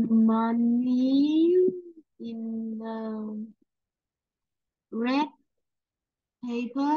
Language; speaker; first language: English; non-native, learner; Vietnamese